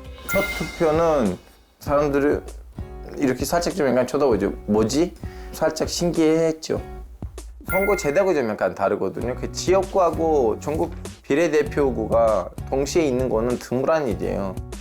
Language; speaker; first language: Korean; non-native, fluent; Turkish